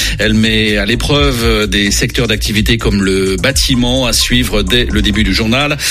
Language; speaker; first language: French; native; French